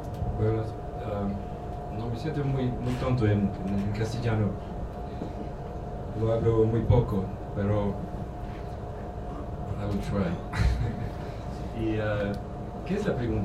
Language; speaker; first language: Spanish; non-native, learner; German